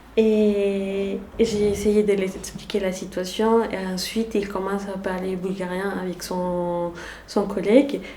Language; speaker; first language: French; non-native, fluent; Spanish